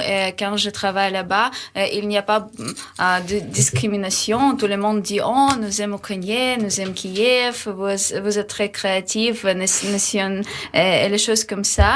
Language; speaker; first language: French; non-native, learner; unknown